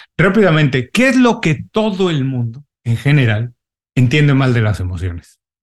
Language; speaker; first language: Spanish; native; Spanish